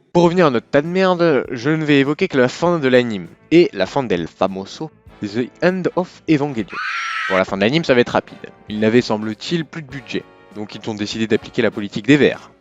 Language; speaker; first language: French; native; French